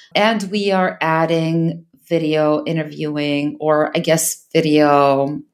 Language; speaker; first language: English; non-native, fluent; Serbian